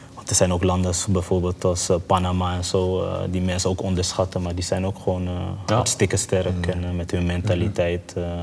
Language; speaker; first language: Dutch; early bilingual, other home language; Papiamento